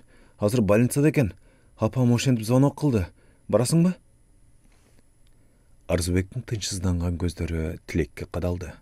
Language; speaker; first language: Kyrgyz; native; Kyrgyz